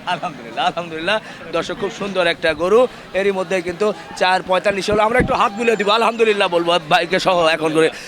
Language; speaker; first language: Bangla; native; Bangla